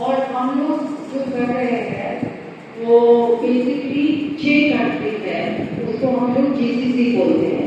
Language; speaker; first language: Hindi; non-native, local second language; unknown